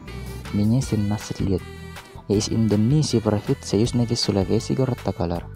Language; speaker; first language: Russian; non-native, learner; Indonesian